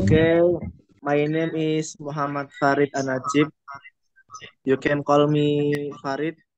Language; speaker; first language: English; non-native, learner; Indonesian